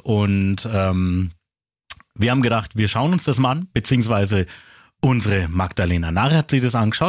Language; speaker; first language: German; native; German